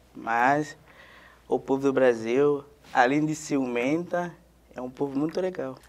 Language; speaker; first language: Portuguese; non-native, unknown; Haitian Creole